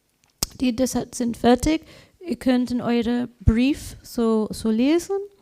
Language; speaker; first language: German; non-native, learner; English